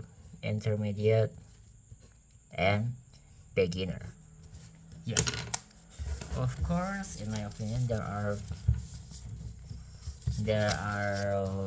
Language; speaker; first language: English; non-native, learner; Indonesian